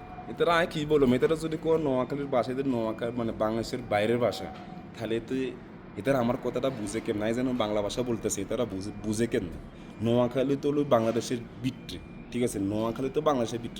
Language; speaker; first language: Bangla; non-native, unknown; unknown